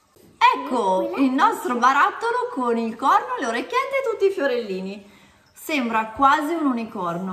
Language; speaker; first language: Italian; native; Italian